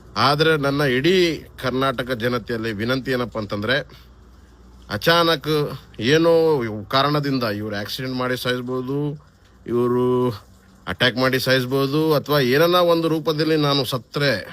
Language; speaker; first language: Kannada; non-native, local second language; Lambadi